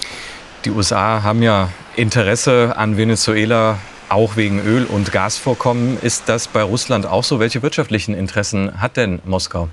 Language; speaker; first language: German; native; German